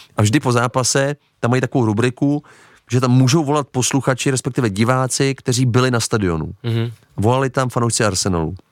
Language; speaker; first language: Czech; native; Czech